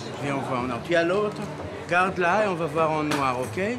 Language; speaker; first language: French; non-native, fluent; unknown